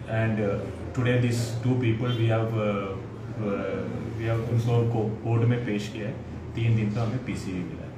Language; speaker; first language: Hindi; non-native, local second language; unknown